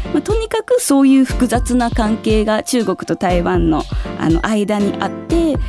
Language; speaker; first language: Japanese; early bilingual, other home language; Chinese